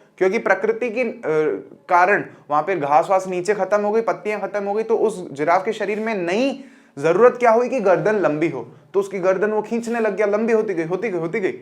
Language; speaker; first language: Hindi; native; Hindi